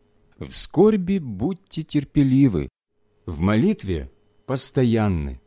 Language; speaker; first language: Russian; native; Russian